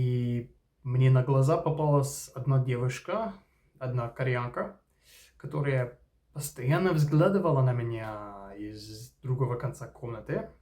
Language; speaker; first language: Russian; non-native, fluent; English